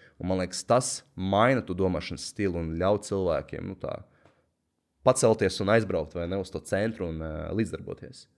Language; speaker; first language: Latvian; native; Latvian